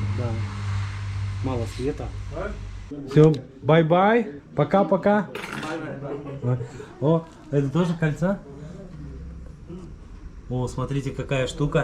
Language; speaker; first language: Russian; native; Russian